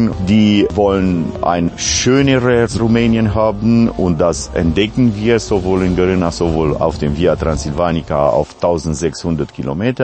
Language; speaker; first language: German; non-native, fluent; Romanian